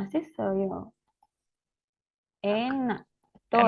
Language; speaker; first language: Korean; non-native, fluent; Indonesian